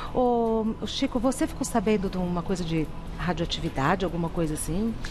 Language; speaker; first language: Portuguese; native; Portuguese